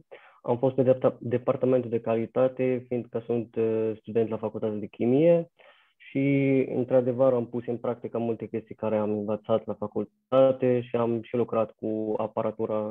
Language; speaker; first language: Romanian; non-native, fluent; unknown